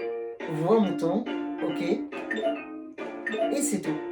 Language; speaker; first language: French; native; French